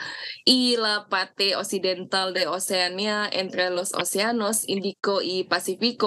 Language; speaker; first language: Spanish; non-native, learner; Indonesian